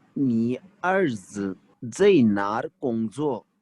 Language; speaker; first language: Chinese; non-native, fluent; Hindi